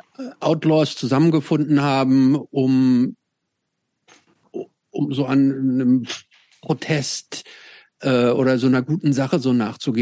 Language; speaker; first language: German; native; German